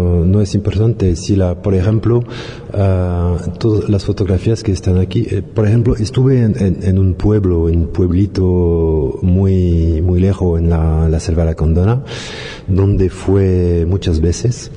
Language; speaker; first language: Spanish; non-native, learner; French